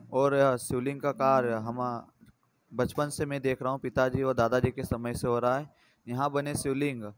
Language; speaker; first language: Hindi; native; Hindi